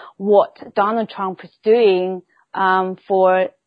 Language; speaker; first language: English; non-native, fluent; Chinese